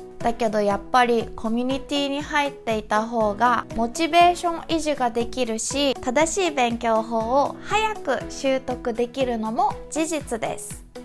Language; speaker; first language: Japanese; native; Japanese